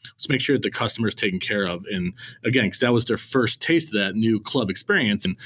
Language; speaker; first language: English; native; English